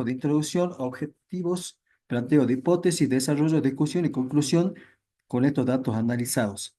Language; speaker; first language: Spanish; native; Spanish